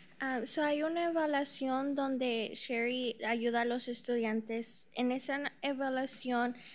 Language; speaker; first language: Spanish; early bilingual, heritage; Spanish